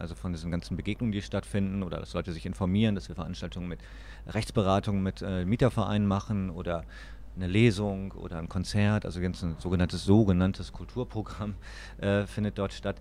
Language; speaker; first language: German; native; German